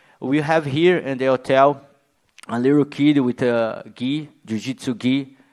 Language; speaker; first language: English; non-native, learner; Portuguese